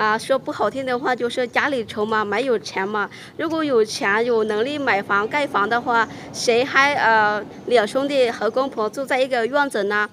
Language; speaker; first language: Chinese; non-native, fluent; Lao